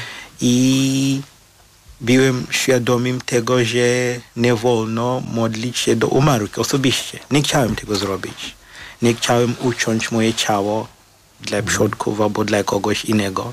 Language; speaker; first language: Polish; non-native, fluent; Shona